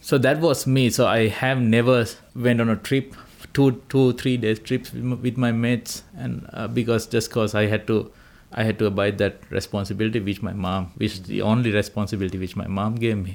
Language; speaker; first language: English; non-native, local second language; Sinhala